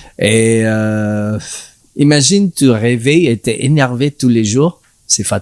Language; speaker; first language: French; non-native, learner; English